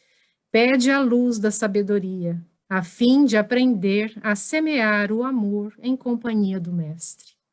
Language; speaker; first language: Portuguese; native; Portuguese